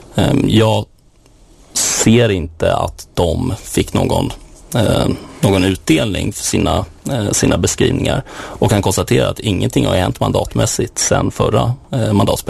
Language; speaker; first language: Swedish; native; Swedish